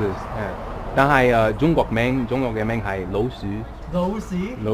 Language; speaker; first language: Cantonese; non-native, learner; English